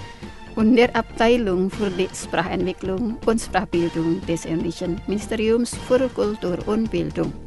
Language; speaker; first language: German; non-native, fluent; Indonesian